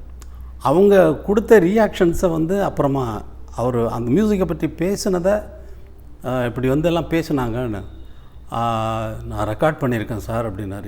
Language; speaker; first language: Tamil; native; Tamil